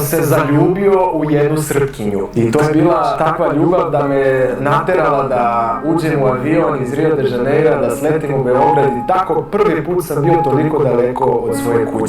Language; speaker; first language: Serbian; non-native, fluent; Portuguese